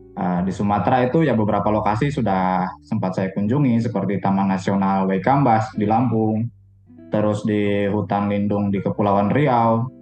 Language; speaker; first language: Indonesian; native; Indonesian